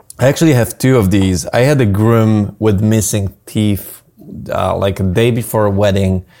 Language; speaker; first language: English; non-native, fluent; Polish